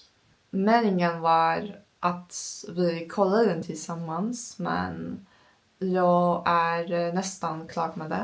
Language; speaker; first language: Swedish; non-native, learner; Turkish